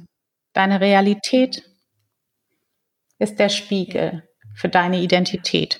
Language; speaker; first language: German; native; German